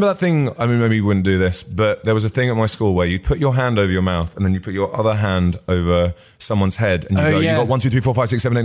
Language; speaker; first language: English; native; English